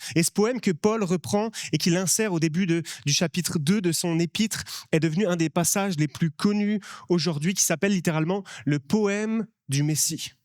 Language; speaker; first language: French; native; French